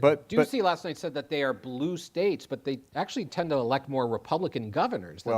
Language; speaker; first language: English; native; English